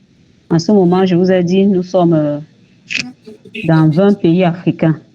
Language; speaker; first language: French; native; French